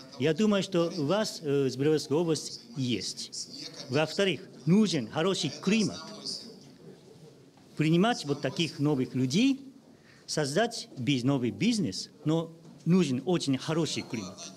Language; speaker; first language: Russian; non-native, learner; Japanese